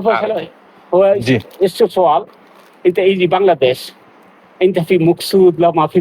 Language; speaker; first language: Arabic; non-native, learner; Bangla